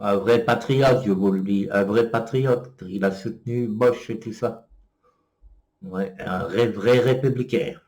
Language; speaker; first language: French; native; French